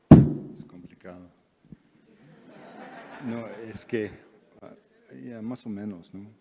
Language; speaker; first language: Spanish; non-native, fluent; English